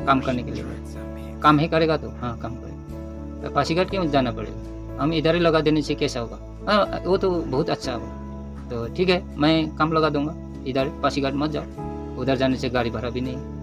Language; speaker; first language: Hindi; non-native, local second language; Nepali